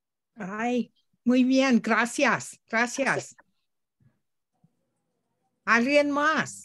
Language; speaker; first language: Spanish; non-native, learner; English